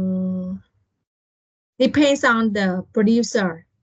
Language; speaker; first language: English; non-native, learner; Vietnamese